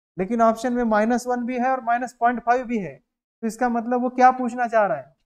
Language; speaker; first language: Hindi; native; Hindi